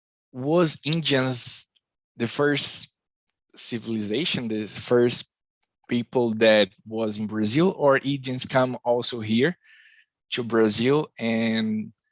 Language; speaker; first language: English; non-native, learner; Portuguese